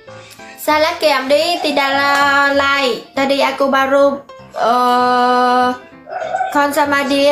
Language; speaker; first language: Indonesian; non-native, learner; Vietnamese